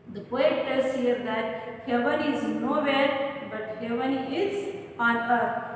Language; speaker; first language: English; non-native, local second language; Kannada